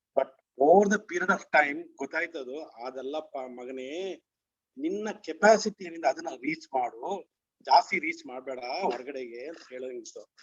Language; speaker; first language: Kannada; native; Kannada